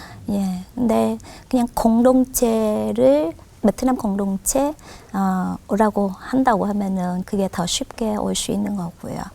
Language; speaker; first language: Korean; non-native, fluent; Vietnamese